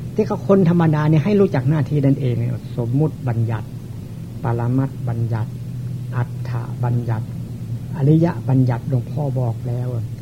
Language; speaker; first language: Thai; native; Thai